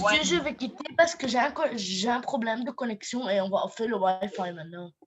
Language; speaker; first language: French; non-native, local second language; Arabic